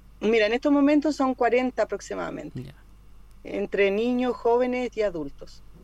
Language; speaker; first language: Spanish; native; Spanish